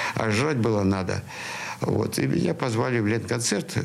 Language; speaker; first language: Russian; native; Russian